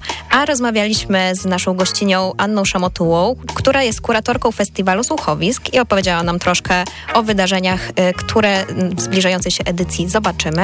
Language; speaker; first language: Polish; native; Polish